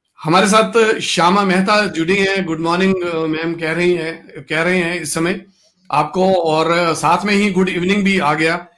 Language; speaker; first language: Hindi; non-native, local second language; Kashmiri